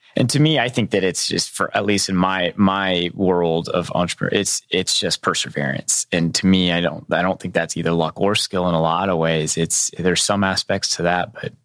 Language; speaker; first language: English; native; English